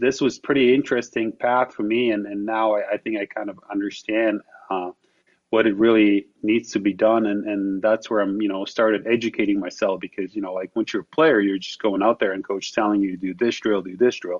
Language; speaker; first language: English; non-native, fluent; Slovak